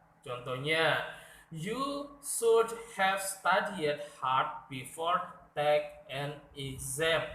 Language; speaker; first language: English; non-native, learner; Indonesian